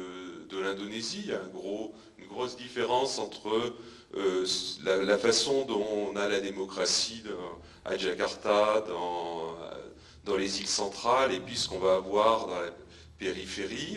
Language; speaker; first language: French; native; French